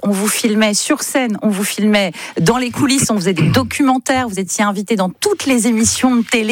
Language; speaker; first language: French; native; French